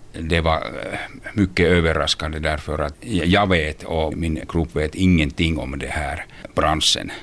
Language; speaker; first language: Swedish; non-native, local second language; Finnish